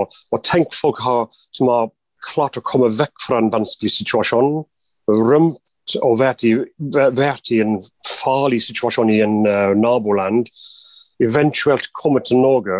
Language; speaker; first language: Norwegian; non-native, fluent; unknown